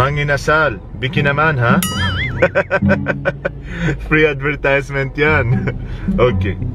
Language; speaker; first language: Filipino; non-native, learner; Arabic